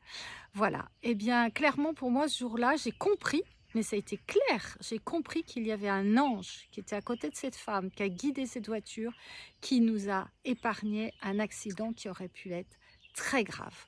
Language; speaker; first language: French; native; French